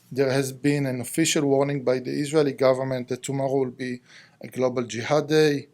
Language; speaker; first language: English; non-native, fluent; Hebrew